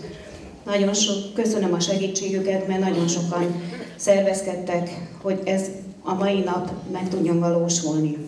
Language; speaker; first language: Hungarian; native; Hungarian